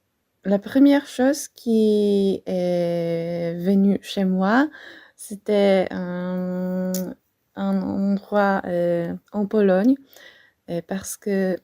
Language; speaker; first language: French; non-native, fluent; Polish